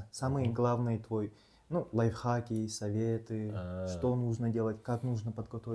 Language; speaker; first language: Russian; non-native, local second language; Yakut